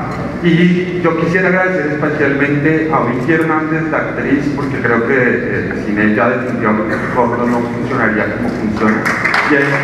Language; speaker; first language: Spanish; native; Spanish